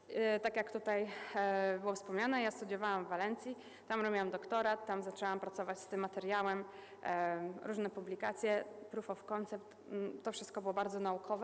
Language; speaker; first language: Polish; native; Polish